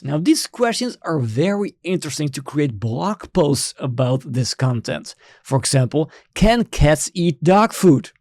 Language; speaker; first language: English; non-native, fluent; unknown